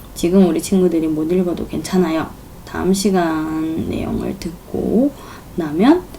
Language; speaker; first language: Korean; non-native, fluent; Chinese